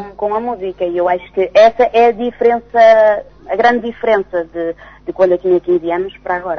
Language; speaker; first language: Portuguese; native; Portuguese